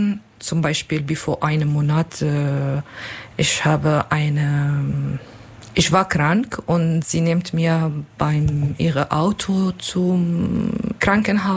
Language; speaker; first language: German; non-native, learner; Kurdish